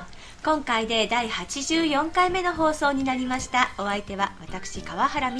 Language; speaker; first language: Japanese; native; Japanese